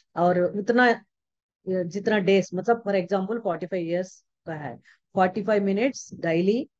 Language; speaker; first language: Hindi; non-native, local second language; Telugu